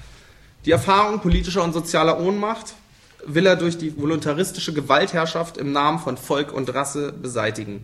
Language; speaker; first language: German; native; German